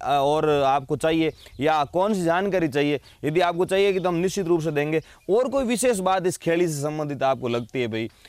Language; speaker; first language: Hindi; native; Hindi